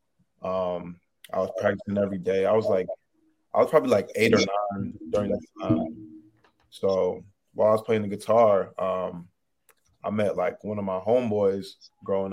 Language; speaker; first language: English; native; English